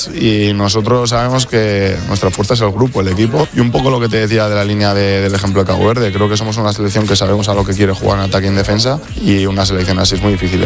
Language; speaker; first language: Spanish; native; Spanish